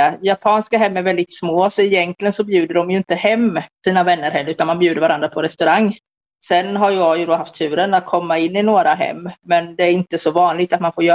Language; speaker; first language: Swedish; native; Swedish